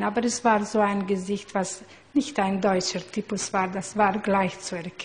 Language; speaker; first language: German; non-native, learner; Hungarian